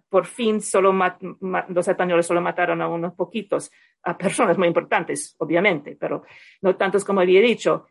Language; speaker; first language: Spanish; non-native, fluent; English